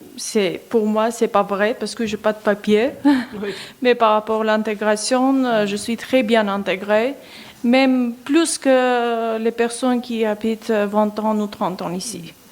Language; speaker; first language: French; non-native, learner; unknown